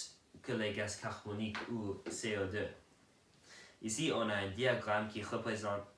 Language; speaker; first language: French; non-native, learner; English